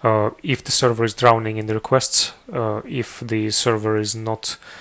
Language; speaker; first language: English; non-native, fluent; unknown